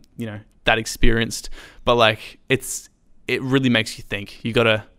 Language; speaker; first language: English; native; English